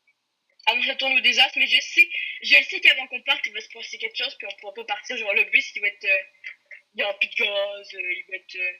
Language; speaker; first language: French; native; French